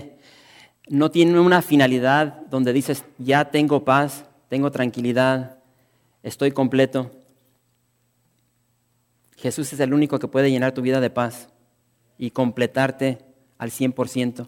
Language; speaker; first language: Spanish; native; Spanish